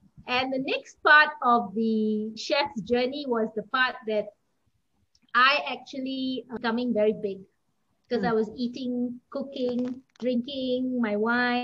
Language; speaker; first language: English; native; English